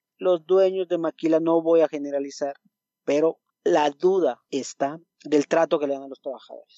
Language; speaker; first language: Spanish; native; Spanish